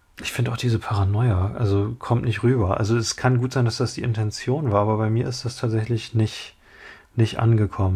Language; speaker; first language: German; native; German